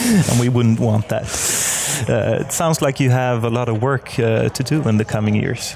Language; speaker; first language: English; non-native, fluent; Swedish